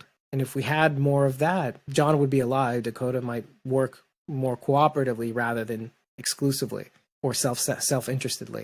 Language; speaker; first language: English; native; English